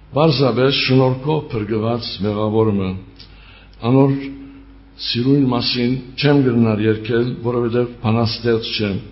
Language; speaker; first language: Armenian; early bilingual, heritage; Armenian